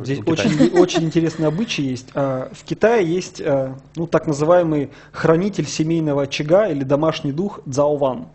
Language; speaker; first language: Russian; native; Russian